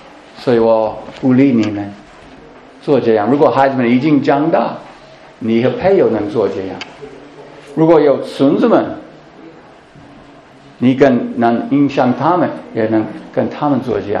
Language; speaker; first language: Chinese; non-native, fluent; English